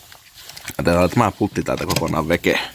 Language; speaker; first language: Finnish; native; Finnish